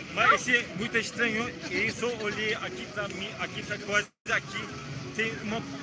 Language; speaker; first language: Portuguese; non-native, learner; Turkish